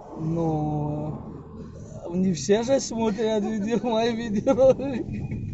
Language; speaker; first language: Russian; non-native, local second language; Tajik